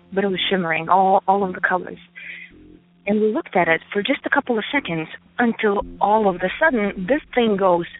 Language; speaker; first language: English; non-native, fluent; Ukrainian